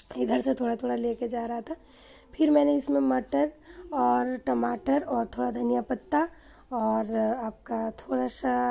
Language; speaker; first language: Hindi; non-native, local second language; Bangla